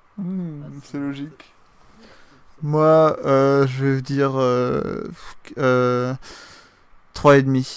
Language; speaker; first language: French; native; French